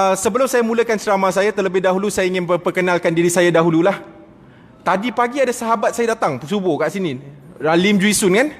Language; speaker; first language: Malay; native; Malay